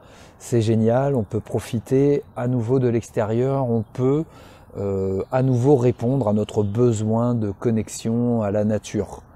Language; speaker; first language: French; native; French